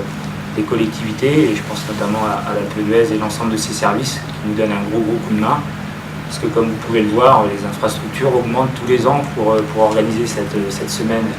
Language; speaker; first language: French; native; French